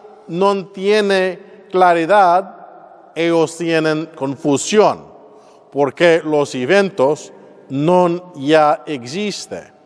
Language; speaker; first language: Spanish; non-native, fluent; English